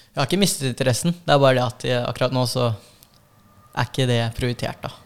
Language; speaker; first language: Norwegian; early bilingual, other home language; Filipino